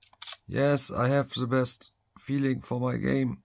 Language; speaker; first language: English; non-native, learner; German